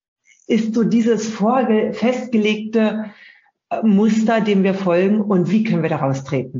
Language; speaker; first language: German; native; German